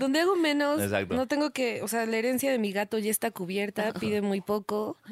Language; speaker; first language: Spanish; native; Spanish